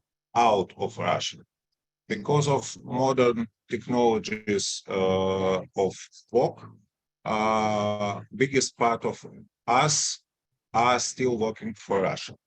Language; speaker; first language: English; non-native, fluent; Russian